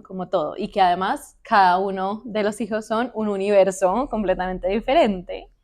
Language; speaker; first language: Spanish; native; Spanish